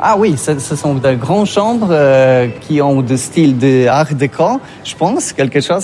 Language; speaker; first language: French; non-native, learner; Polish